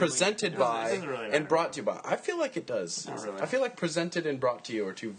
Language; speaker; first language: English; native; English